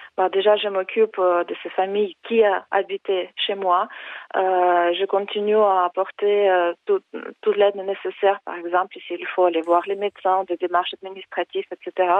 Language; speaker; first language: French; non-native, fluent; Ukrainian